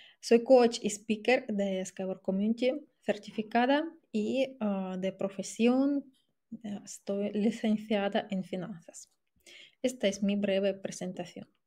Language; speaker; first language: Spanish; non-native, fluent; Russian